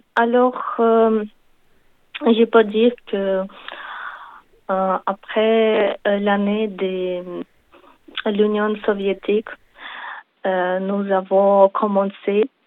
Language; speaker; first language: French; non-native, learner; Ukrainian